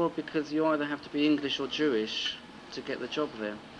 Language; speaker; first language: English; early bilingual, other home language; Greek